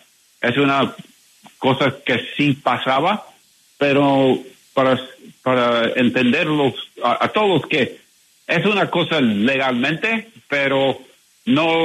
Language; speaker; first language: Spanish; non-native, learner; English